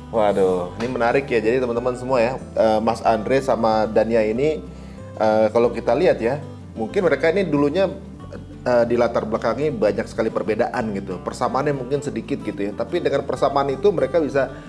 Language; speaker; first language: Indonesian; native; Indonesian